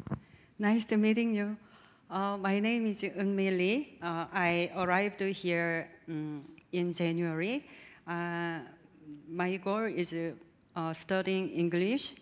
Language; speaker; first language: English; non-native, learner; Korean